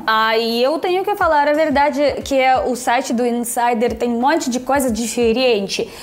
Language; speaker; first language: Portuguese; non-native, fluent; Russian